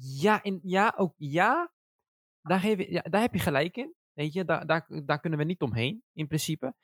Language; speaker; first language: Dutch; early bilingual, other home language; Arabic